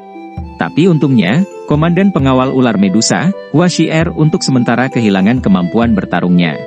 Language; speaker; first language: Indonesian; native; Indonesian